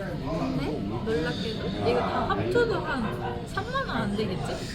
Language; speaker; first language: Korean; non-native, fluent; Japanese